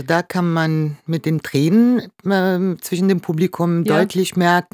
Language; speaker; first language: German; non-native, fluent; Arabic